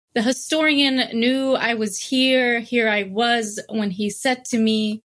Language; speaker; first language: English; non-native, fluent; Arabic